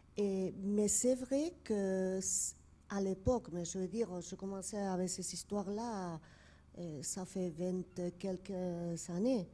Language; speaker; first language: French; non-native, fluent; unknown